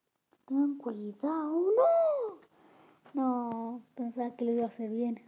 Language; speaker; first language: Spanish; early bilingual, other home language; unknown